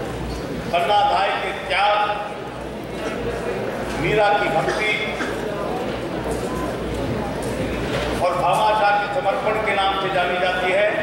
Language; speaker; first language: Hindi; native; Hindi